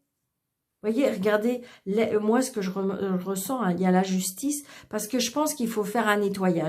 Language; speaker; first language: French; native; French